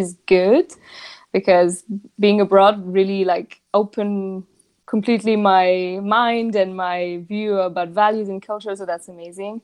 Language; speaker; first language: English; non-native, fluent; French